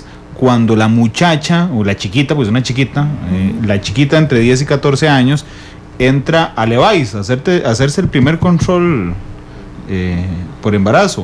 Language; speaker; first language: Spanish; native; Spanish